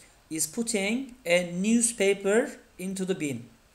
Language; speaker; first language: English; non-native, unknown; Turkish